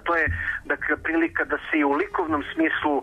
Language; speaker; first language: Croatian; native; Croatian